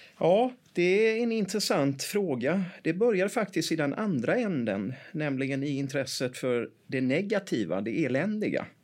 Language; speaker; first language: Swedish; early bilingual, other home language; Persian